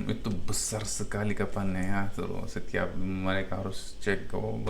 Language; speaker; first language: Indonesian; non-native, fluent; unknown